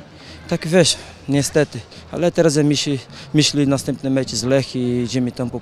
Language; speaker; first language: Polish; non-native, learner; Portuguese